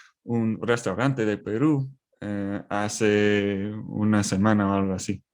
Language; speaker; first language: Spanish; non-native, learner; English